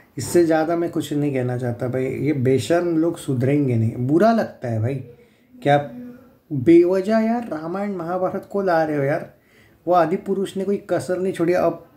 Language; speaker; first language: Hindi; non-native, local second language; Marathi